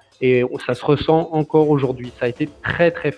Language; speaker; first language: French; native; French